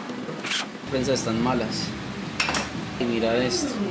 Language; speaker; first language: Spanish; native; Spanish